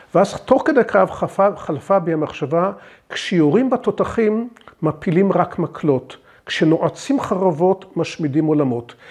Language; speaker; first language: Hebrew; early bilingual, other home language; English